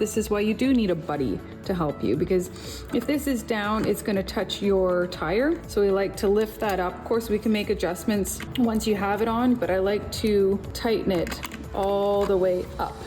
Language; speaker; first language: English; native; English